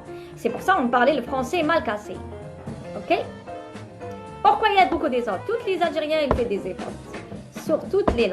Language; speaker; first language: French; non-native, local second language; Arabic